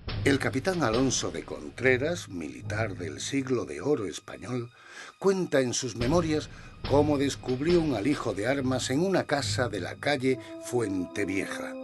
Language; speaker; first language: Spanish; native; Spanish